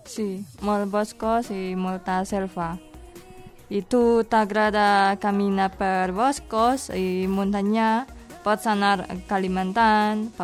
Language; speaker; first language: Catalan; non-native, learner; Indonesian